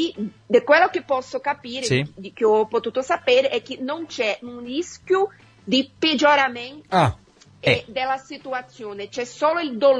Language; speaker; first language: Italian; non-native, fluent; Portuguese